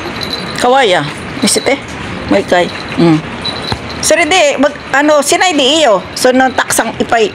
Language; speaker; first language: Japanese; non-native, learner; Filipino